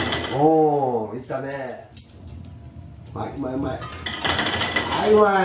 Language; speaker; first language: Japanese; native; Japanese